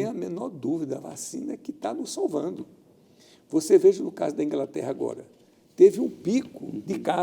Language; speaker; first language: Portuguese; native; Portuguese